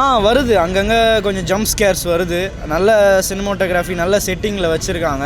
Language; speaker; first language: Tamil; native; Tamil